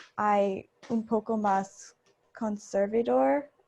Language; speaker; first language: Spanish; non-native, learner; English